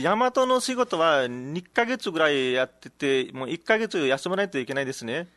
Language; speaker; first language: Japanese; non-native, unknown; Nepali